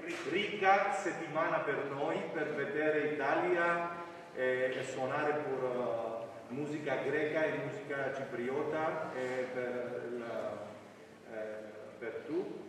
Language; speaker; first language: Italian; non-native, learner; Greek